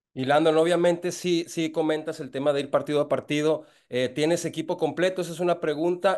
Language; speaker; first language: Spanish; native; Spanish